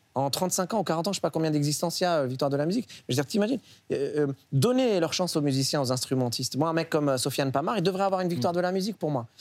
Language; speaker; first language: French; early bilingual, other home language; Arabic